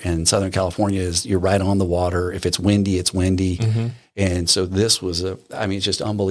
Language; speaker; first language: English; native; English